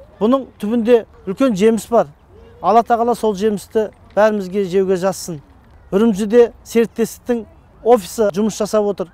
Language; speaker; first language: Kazakh; early bilingual, heritage; Kazakh